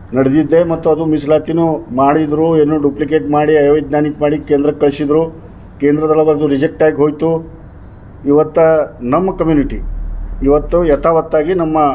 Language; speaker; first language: Kannada; non-native, local second language; Lambadi